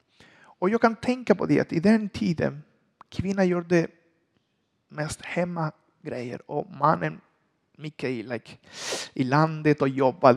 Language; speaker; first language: Swedish; non-native, learner; Spanish